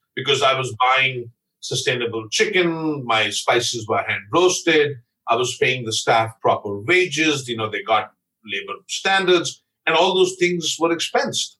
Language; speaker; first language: English; non-native, local second language; Punjabi